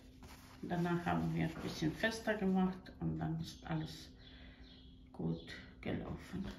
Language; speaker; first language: German; non-native, learner; Croatian